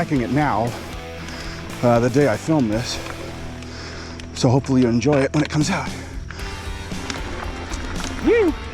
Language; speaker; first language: English; native; English